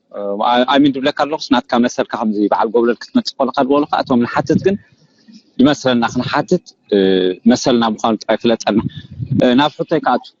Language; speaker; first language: Tigrinya; native; Tigrinya